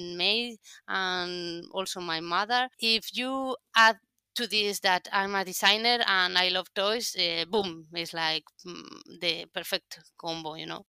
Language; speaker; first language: English; non-native, fluent; Spanish